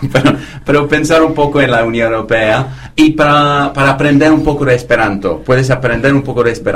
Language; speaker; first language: Spanish; non-native, fluent; English